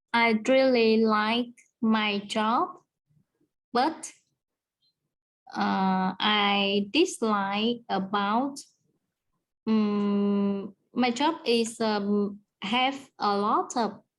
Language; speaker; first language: English; non-native, learner; Vietnamese